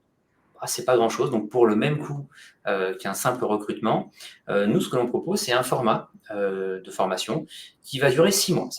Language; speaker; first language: French; native; French